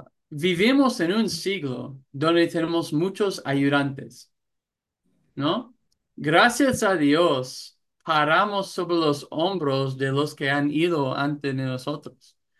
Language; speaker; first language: Spanish; non-native, fluent; English